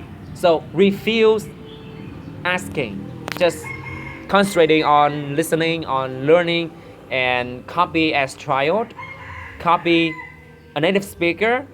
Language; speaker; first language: English; non-native, learner; Vietnamese